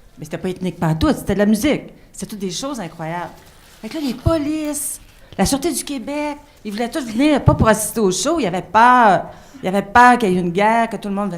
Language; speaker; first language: French; native; French